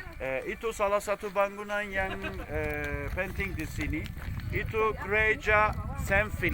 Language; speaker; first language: Indonesian; non-native, fluent; Turkish